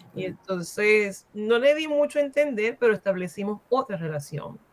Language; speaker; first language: Spanish; native; Spanish